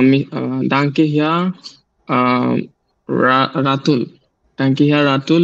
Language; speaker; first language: German; non-native, learner; Bangla